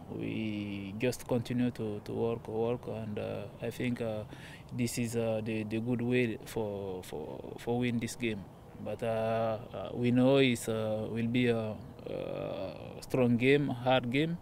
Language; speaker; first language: English; non-native, learner; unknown